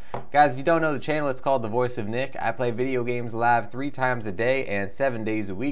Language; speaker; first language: English; native; English